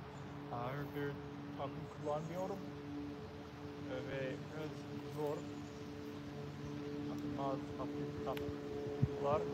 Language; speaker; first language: Turkish; non-native, learner; English